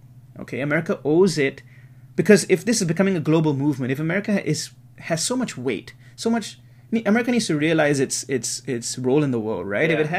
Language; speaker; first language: English; native; English